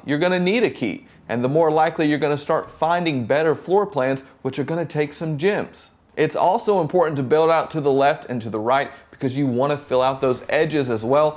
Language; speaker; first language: English; native; English